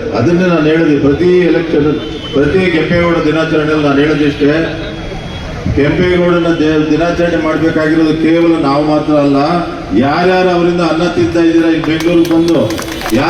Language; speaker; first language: Kannada; native; Kannada